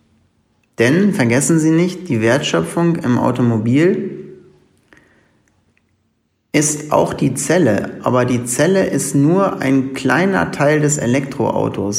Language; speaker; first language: German; native; German